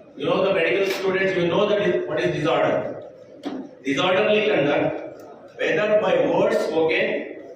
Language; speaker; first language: English; non-native, local second language; Telugu